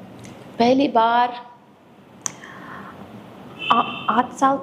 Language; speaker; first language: Hindi; non-native, fluent; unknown